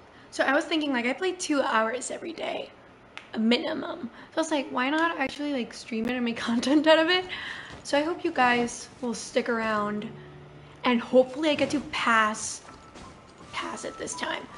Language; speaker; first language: English; non-native, fluent; Spanish